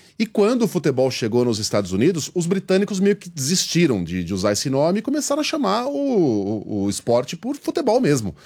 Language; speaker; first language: Portuguese; native; Portuguese